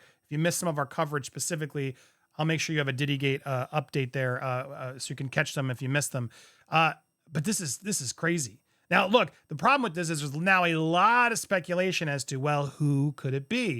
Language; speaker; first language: English; native; English